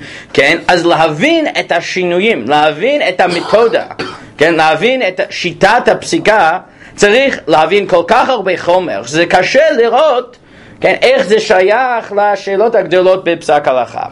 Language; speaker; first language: Hebrew; non-native, fluent; English